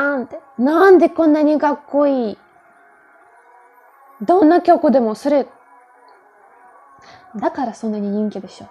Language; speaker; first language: Japanese; non-native, fluent; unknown